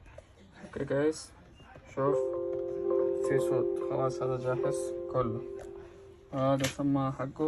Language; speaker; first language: Arabic; non-native, learner; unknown